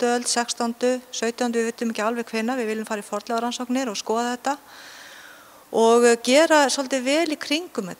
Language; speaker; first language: Icelandic; native; Icelandic